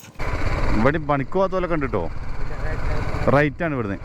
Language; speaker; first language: Malayalam; native; Malayalam